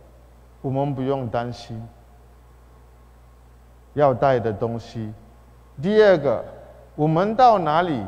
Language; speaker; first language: Chinese; non-native, fluent; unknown